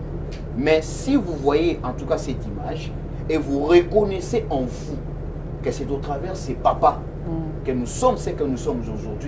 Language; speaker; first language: French; non-native, local second language; Lingala